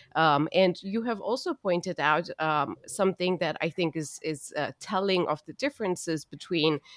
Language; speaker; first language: English; non-native, fluent; German